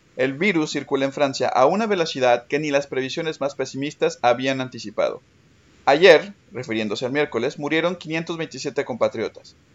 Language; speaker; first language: Spanish; native; Spanish